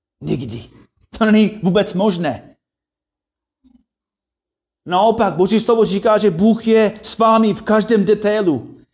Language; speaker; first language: Czech; non-native, fluent; English